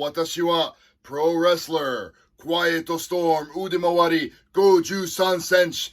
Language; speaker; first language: Japanese; non-native, fluent; English